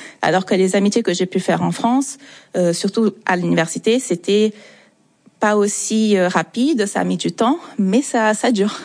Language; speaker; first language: French; non-native, fluent; Portuguese